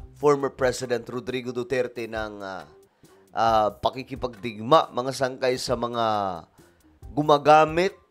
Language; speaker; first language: Filipino; native; Filipino